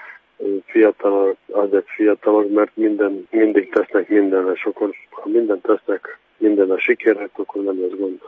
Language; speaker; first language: Hungarian; non-native, fluent; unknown